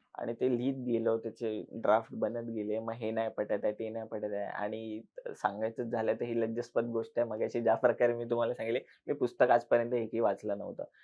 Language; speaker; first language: Marathi; native; Marathi